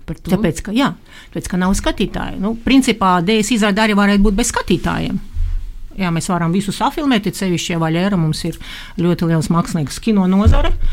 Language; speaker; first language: Latvian; non-native, local second language; Russian